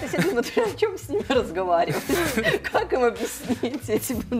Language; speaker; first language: Russian; native; Russian